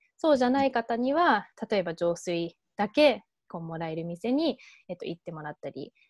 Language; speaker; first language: Japanese; early bilingual, heritage; Japanese